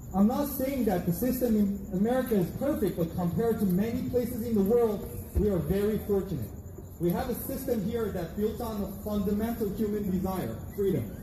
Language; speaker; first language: English; non-native, fluent; Uyghur